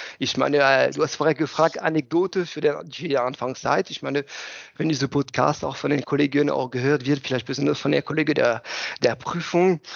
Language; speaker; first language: German; non-native, fluent; French